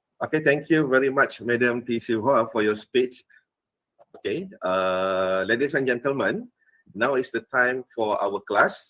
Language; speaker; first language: English; non-native, fluent; Malay